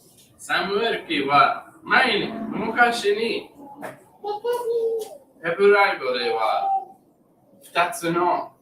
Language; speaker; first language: Japanese; non-native, learner; English